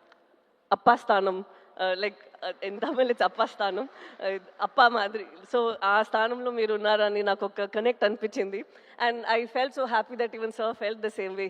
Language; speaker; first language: Telugu; non-native, local second language; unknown